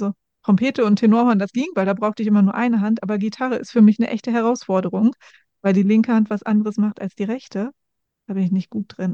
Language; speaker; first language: German; native; German